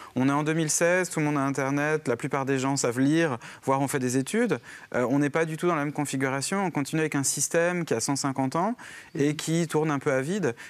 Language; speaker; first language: French; native; French